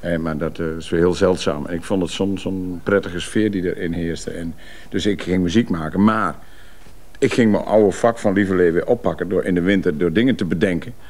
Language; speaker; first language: Dutch; native; Dutch